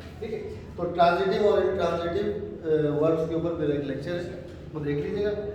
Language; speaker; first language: Urdu; native; Urdu